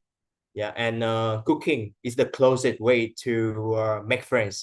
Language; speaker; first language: English; non-native, fluent; Vietnamese